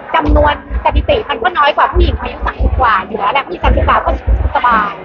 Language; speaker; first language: Thai; native; Thai